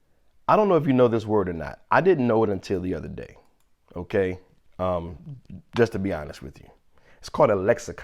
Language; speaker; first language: English; native; English